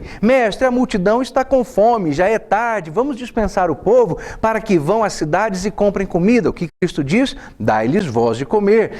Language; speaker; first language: Portuguese; native; Portuguese